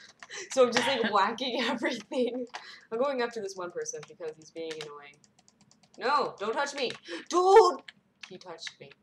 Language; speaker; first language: English; native; English